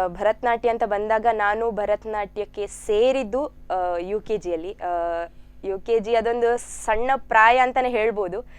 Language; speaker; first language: Kannada; non-native, local second language; Tulu